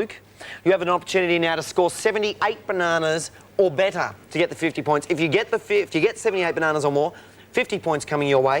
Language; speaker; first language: English; native; English